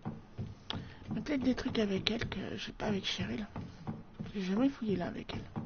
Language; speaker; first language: French; native; French